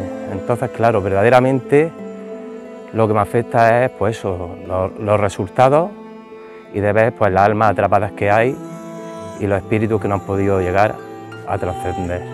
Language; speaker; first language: Spanish; native; Spanish